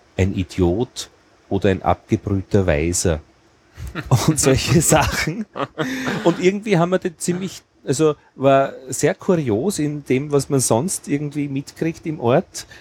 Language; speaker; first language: German; native; German